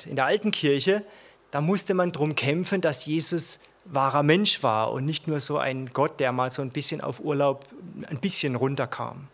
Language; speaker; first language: German; native; German